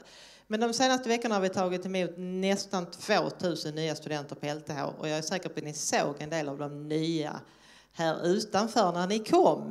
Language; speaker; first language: Swedish; native; Swedish